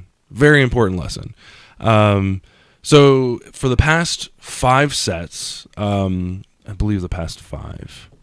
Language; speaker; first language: English; native; English